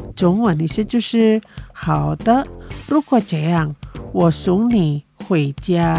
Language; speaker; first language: Chinese; non-native, fluent; Indonesian